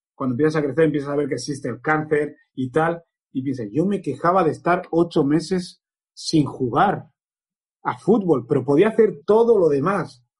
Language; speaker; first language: Spanish; native; Spanish